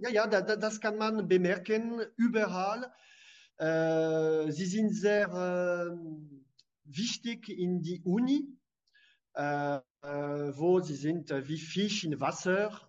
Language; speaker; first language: German; non-native, fluent; French